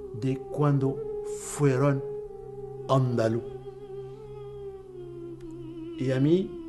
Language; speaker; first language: Spanish; non-native, fluent; Arabic